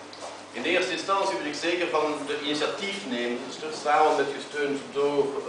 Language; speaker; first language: Dutch; native; Dutch